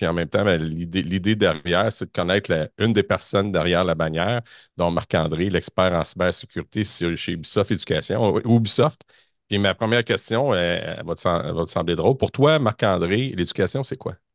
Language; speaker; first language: French; native; French